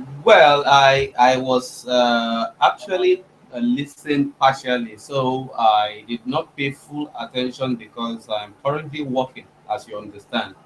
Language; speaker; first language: English; non-native, fluent; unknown